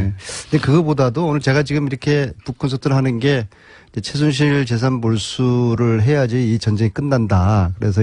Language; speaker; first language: Korean; native; Korean